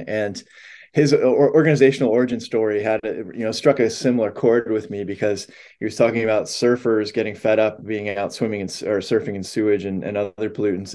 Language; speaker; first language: English; native; English